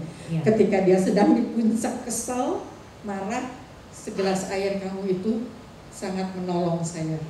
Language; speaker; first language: Indonesian; native; Indonesian